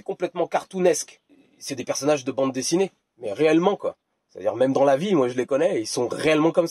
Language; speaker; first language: French; native; French